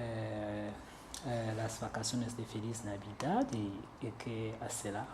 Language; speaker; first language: Spanish; non-native, learner; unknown